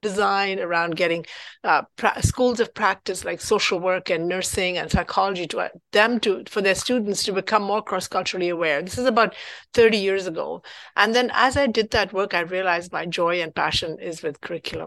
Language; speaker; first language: English; non-native, local second language; Punjabi